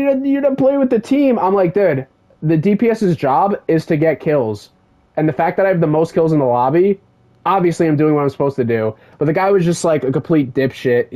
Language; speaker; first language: English; native; English